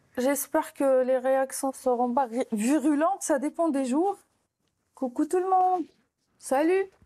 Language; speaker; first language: French; non-native, local second language; Arabic